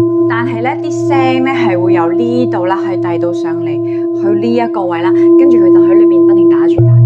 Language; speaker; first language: Cantonese; native; Cantonese